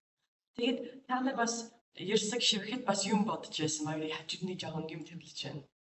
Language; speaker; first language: Mongolian; non-native, learner; English